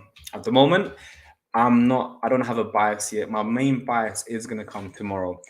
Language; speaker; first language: English; native; English